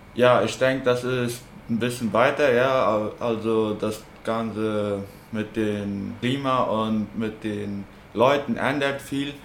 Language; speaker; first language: German; non-native, local second language; Plautdietsch